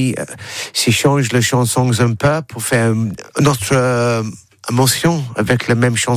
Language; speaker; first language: French; non-native, learner; English